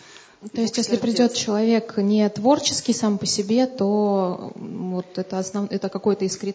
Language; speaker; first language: Russian; native; Russian